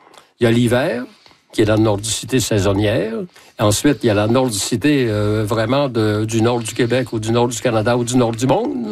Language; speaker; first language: French; native; French